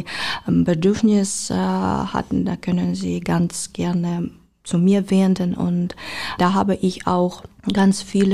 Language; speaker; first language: German; non-native, fluent; Ukrainian